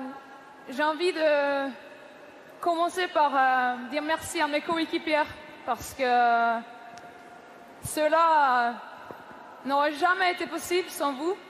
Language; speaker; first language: French; non-native, fluent; Norwegian